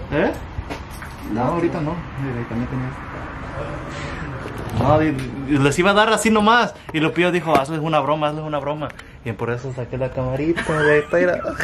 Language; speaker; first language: Spanish; early bilingual, heritage; Spanish